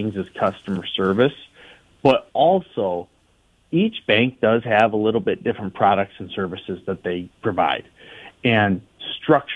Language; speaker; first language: English; native; English